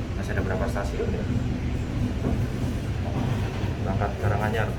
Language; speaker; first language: Indonesian; native; Indonesian